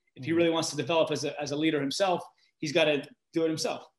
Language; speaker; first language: English; native; English